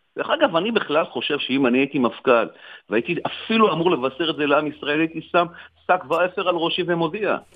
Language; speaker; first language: Hebrew; native; Hebrew